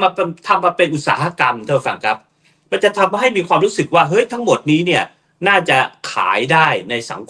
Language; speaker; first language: Thai; native; Thai